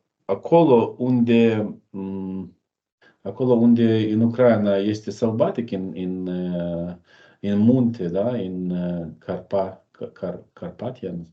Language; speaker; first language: Romanian; non-native, learner; Ukrainian